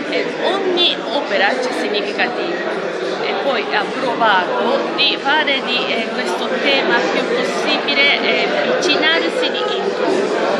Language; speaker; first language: Italian; non-native, learner; Japanese